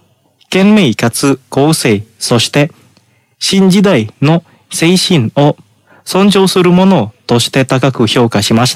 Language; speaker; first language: Japanese; non-native, fluent; Indonesian